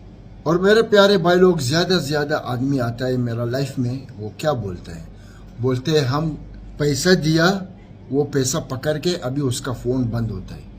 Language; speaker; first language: Hindi; non-native, learner; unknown